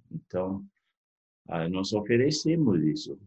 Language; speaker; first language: Portuguese; non-native, fluent; English